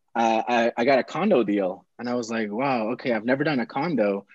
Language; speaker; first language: English; early bilingual, other home language; Spanish